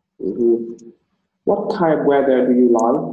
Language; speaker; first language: English; non-native, learner; Vietnamese